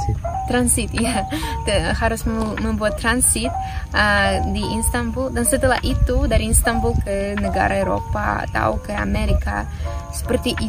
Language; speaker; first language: Indonesian; non-native, fluent; Russian